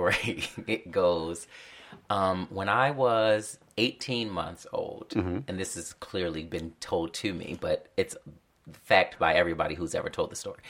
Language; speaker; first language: English; native; English